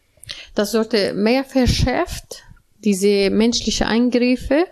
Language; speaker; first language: German; non-native, learner; Arabic